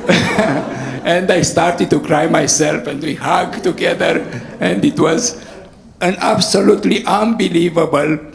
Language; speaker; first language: English; non-native, fluent; Romanian